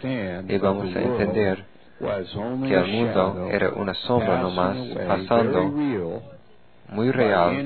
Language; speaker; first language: Spanish; non-native, learner; English